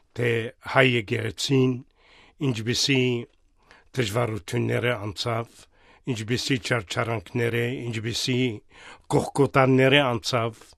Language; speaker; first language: Armenian; native; Armenian